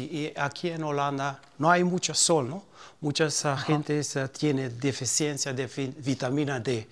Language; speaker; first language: Spanish; non-native, fluent; Papiamento